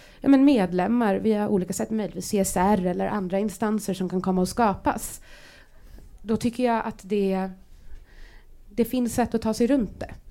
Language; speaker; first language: Swedish; native; Swedish